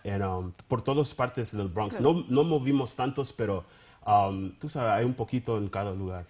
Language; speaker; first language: Spanish; early bilingual, heritage; Spanish